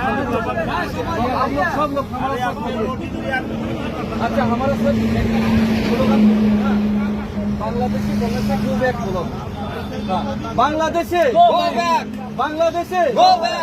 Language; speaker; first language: Hindi; non-native, local second language; Kok Borok